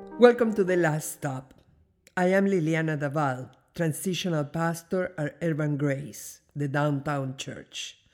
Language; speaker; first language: English; non-native, fluent; Spanish